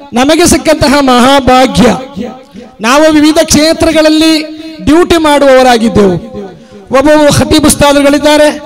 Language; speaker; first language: Kannada; non-native, local second language; Malayalam